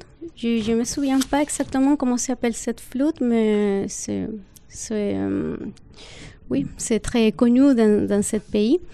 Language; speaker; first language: French; non-native, fluent; Spanish